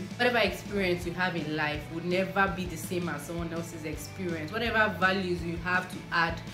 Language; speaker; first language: English; non-native, local second language; Igbo